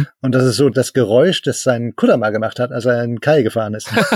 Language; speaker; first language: German; native; German